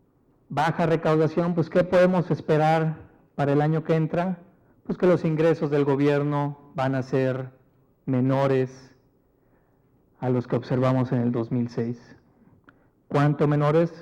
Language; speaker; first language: Spanish; native; Spanish